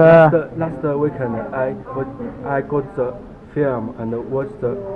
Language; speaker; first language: English; non-native, learner; Chinese